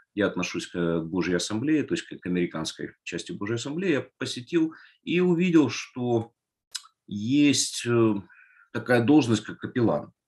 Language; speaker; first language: Russian; native; Russian